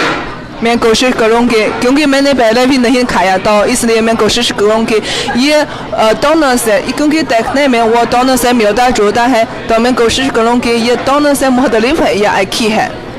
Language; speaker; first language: Hindi; non-native, fluent; Chinese